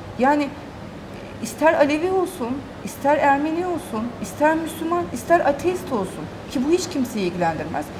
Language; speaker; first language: Turkish; early bilingual, heritage; Turkish